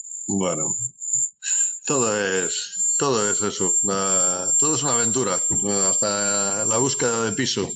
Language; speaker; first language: Spanish; native; Spanish